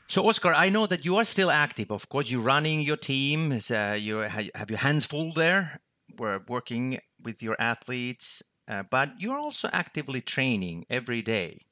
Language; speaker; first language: English; non-native, fluent; Finnish